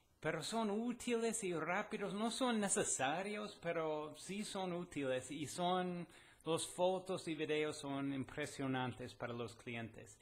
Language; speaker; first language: Spanish; non-native, fluent; English